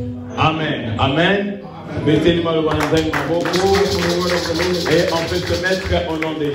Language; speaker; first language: French; non-native, local second language; Lingala